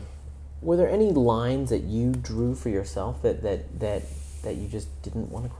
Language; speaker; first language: English; native; English